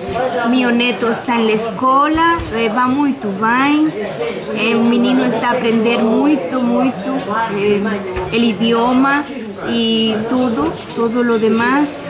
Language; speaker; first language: Portuguese; non-native, learner; Spanish